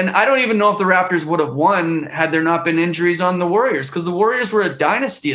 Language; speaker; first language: English; native; English